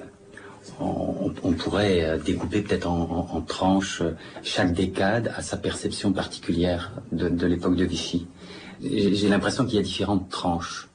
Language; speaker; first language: French; native; French